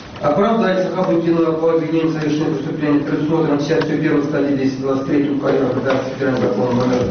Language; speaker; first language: Russian; native; Russian